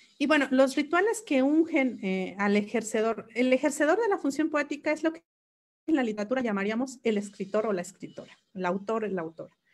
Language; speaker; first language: Spanish; non-native, local second language; Mixtepec Mixtec